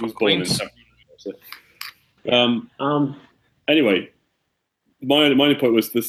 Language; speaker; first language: English; native; English